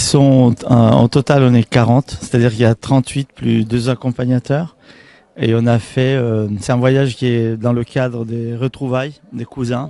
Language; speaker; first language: French; non-native, fluent; Spanish